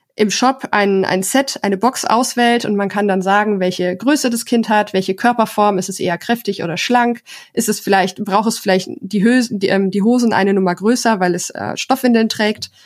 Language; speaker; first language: German; native; German